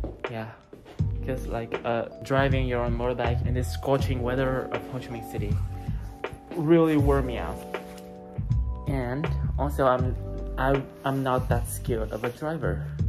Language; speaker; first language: English; non-native, fluent; Vietnamese